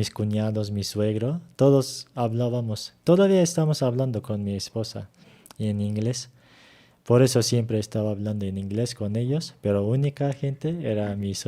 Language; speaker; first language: Spanish; non-native, learner; Turkish